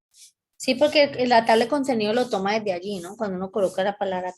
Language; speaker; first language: Spanish; native; Spanish